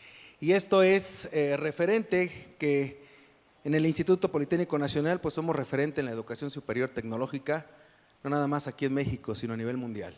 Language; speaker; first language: Spanish; native; Spanish